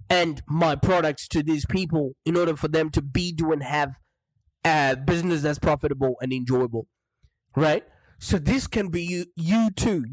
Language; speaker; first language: English; non-native, local second language; Shona